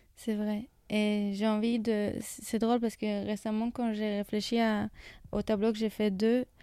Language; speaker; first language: French; non-native, fluent; Hebrew